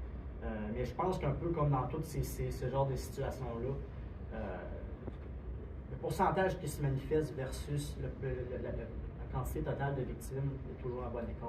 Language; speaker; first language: French; native; French